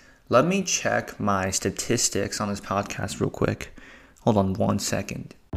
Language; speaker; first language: English; early bilingual, other home language; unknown